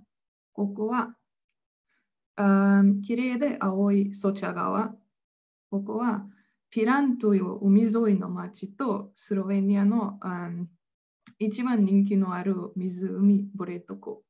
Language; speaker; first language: Japanese; non-native, fluent; Slovenian